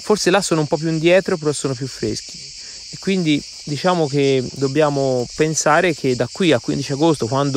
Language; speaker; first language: Italian; native; Italian